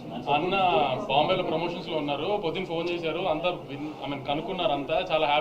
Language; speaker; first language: Telugu; native; Telugu